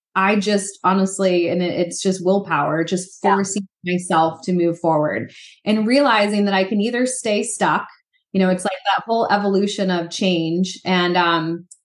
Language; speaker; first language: English; native; English